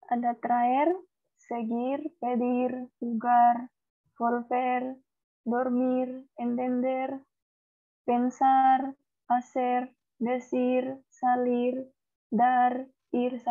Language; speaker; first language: Spanish; non-native, learner; Indonesian